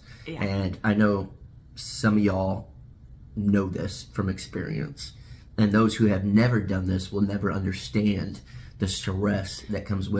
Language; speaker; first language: English; native; English